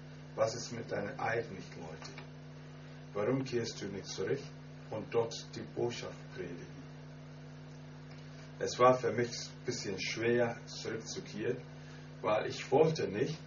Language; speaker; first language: German; non-native, fluent; Akan